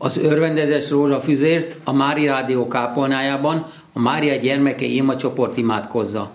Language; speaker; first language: Hungarian; native; Hungarian